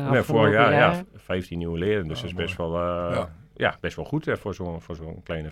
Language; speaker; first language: Dutch; native; Dutch